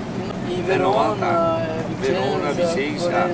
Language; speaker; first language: Italian; non-native, learner; Portuguese